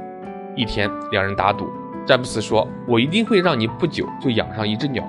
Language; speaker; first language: Chinese; native; Chinese